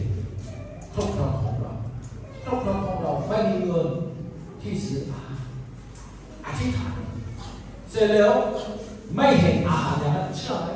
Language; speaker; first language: Thai; non-native, local second language; Lahu